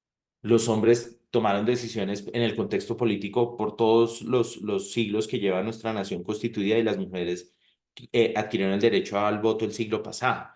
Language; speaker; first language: Spanish; native; Spanish